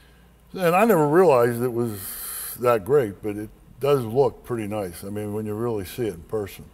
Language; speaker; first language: English; native; English